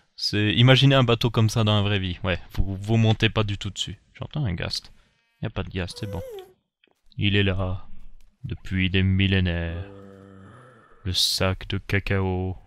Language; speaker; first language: French; native; French